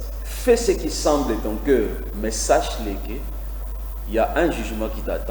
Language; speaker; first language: French; non-native, local second language; Lingala